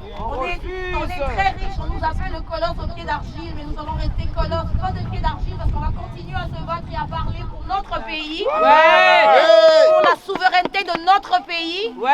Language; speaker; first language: French; non-native, local second language; Swahili